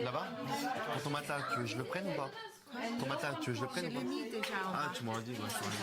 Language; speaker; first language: French; native; French